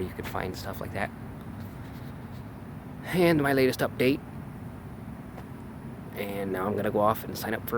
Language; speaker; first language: English; native; English